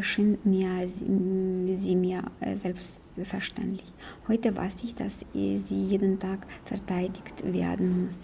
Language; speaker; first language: German; non-native, fluent; Ukrainian